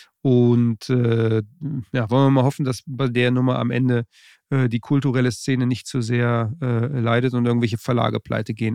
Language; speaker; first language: German; native; German